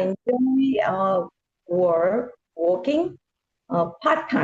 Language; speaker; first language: English; non-native, learner; Korean